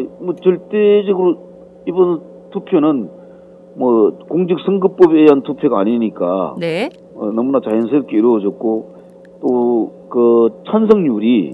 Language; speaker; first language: Korean; native; Korean